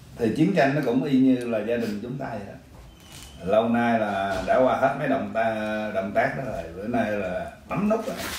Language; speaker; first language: Vietnamese; early bilingual, other home language; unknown